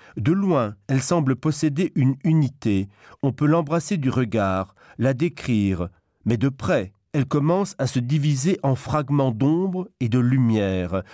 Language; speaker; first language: French; non-native, local second language; Luxembourgish